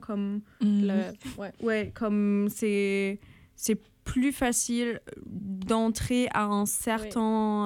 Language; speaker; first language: French; non-native, fluent; German